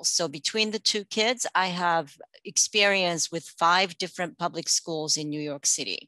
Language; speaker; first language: English; non-native, local second language; Japanese